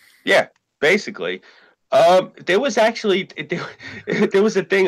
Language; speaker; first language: English; native; English